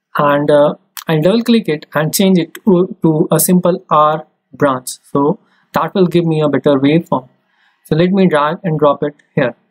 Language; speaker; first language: English; non-native, local second language; Hindi